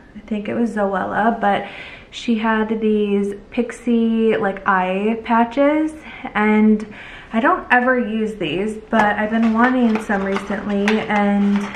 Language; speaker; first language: English; native; English